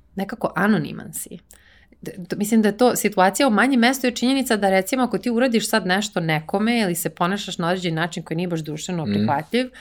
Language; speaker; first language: Serbian; native; Serbian